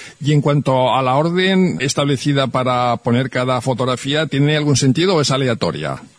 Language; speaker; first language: Spanish; native; Spanish